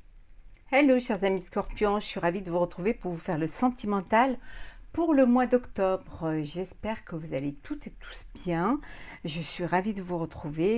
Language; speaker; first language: French; native; French